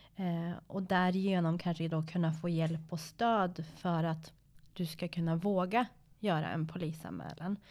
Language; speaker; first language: Swedish; early bilingual, other home language; Persian